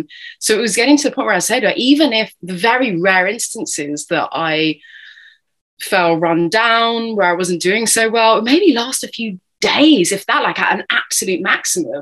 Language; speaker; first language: English; native; English